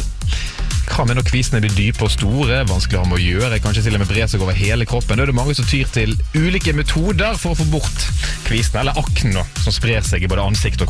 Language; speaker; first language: Norwegian; native; Norwegian